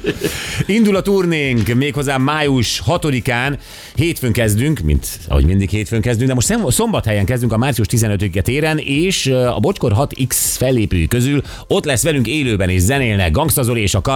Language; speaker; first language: Hungarian; native; Hungarian